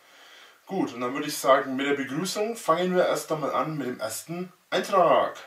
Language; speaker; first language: German; native; German